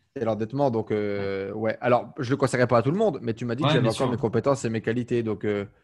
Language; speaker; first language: French; native; French